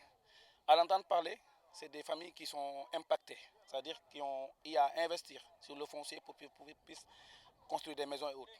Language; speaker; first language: French; non-native, local second language; Wolof